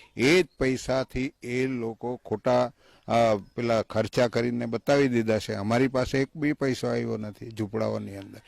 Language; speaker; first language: Gujarati; non-native, local second language; Vasavi